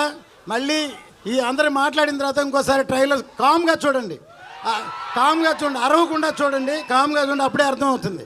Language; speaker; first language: Telugu; native; Telugu